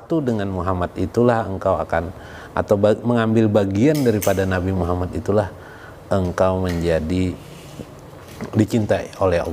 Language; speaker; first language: Indonesian; native; Indonesian